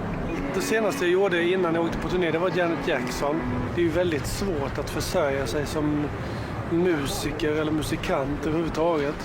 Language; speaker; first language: Swedish; native; Swedish